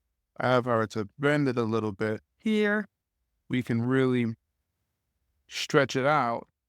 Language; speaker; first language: English; native; English